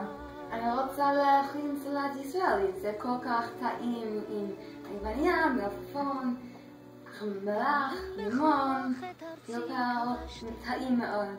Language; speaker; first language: Hebrew; non-native, learner; English